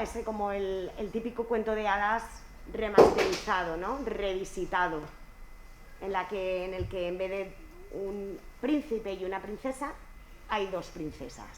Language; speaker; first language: Spanish; native; Spanish